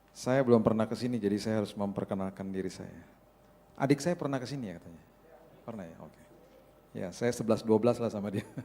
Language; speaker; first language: Indonesian; native; Indonesian